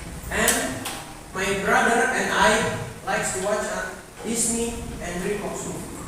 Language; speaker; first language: English; non-native, learner; Indonesian